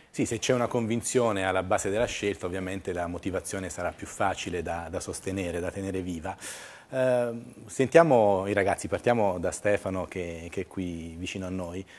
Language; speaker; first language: Italian; native; Italian